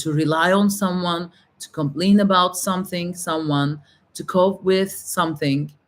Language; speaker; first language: English; non-native, fluent; Turkish